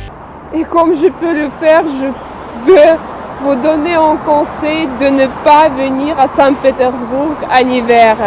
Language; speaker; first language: French; non-native, fluent; Russian